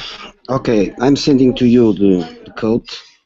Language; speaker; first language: English; non-native, learner; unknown